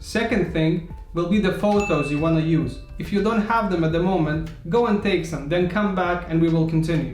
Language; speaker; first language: English; non-native, fluent; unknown